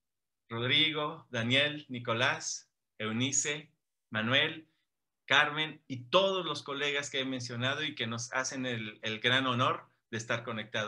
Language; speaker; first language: Spanish; native; Spanish